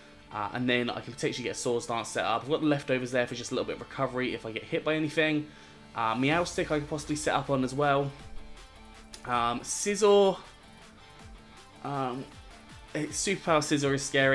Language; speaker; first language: English; native; English